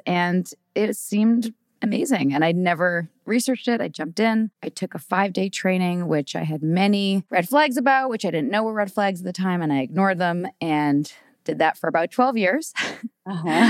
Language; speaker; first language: English; native; English